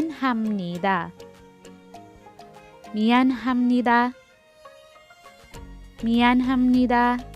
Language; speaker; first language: Korean; non-native, learner; Filipino